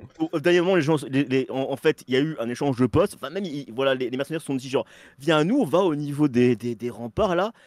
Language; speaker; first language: French; native; French